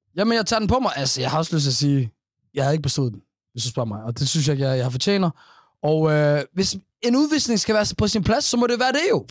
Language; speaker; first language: Danish; early bilingual, other home language; Somali